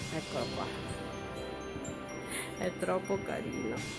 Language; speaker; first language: Italian; native; Italian